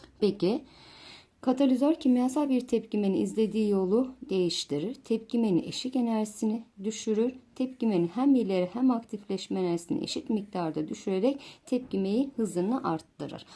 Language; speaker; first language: Turkish; native; Turkish